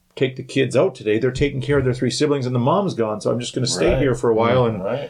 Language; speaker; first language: English; native; English